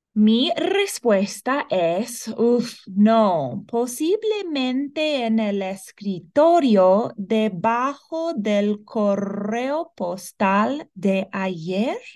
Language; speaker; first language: Spanish; non-native, fluent; English